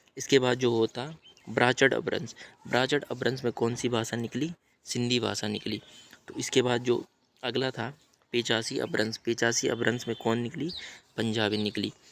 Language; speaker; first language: Hindi; native; Hindi